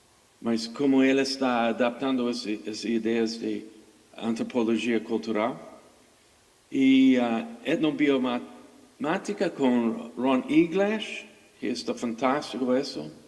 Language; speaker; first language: Portuguese; non-native, fluent; English